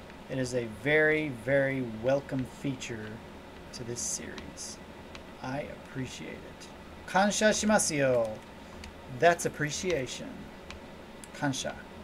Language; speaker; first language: English; native; English